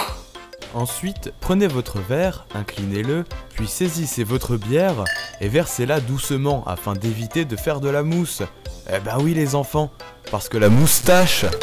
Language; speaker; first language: French; native; French